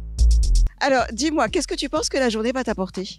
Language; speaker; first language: French; native; French